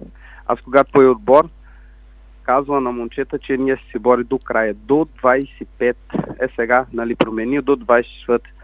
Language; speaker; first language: Bulgarian; non-native, learner; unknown